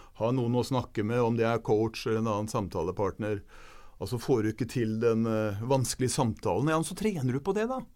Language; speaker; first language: Norwegian; native; Norwegian